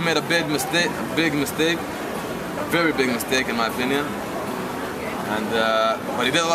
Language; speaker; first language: English; non-native, fluent; Hebrew